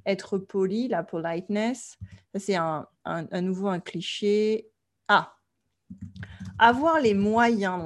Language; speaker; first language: French; native; French